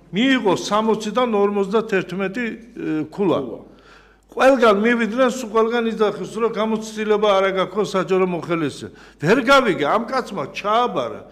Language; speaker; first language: Georgian; non-native, local second language; Azerbaijani